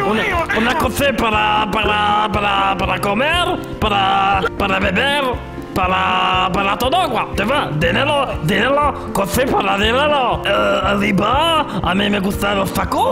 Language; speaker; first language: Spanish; non-native, learner; French